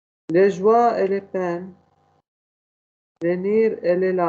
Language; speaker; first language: French; non-native, learner; Arabic